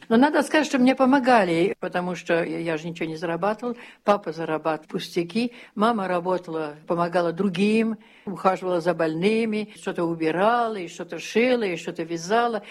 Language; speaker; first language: Russian; early bilingual, heritage; Russian